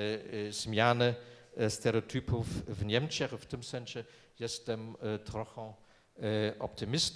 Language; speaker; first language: Polish; non-native, fluent; German